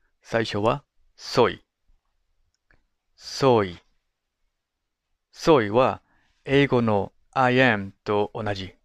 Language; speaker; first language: Japanese; non-native, fluent; Spanish